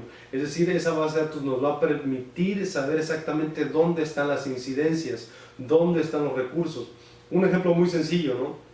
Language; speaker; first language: Spanish; native; Spanish